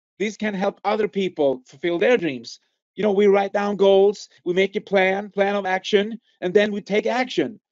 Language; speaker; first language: English; non-native, fluent; Swedish